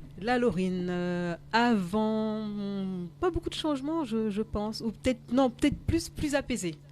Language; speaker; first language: French; early bilingual, other home language; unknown